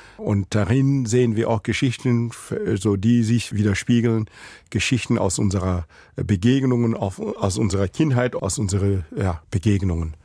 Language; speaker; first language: German; non-native, fluent; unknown